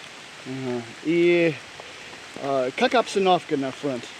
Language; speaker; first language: Russian; non-native, learner; English